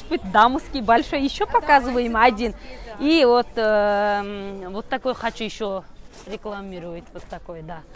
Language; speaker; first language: Russian; non-native, learner; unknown